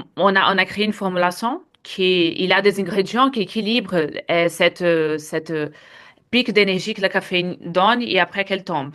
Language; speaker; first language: French; non-native, fluent; Portuguese